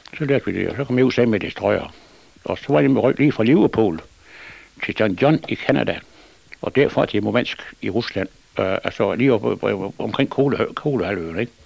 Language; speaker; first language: Danish; native; Danish